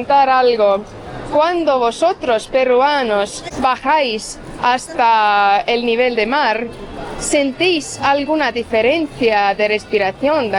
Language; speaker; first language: Spanish; non-native, fluent; Estonian